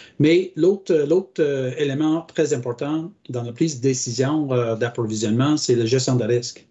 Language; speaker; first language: French; non-native, local second language; English